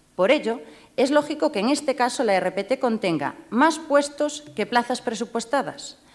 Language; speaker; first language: Spanish; native; Spanish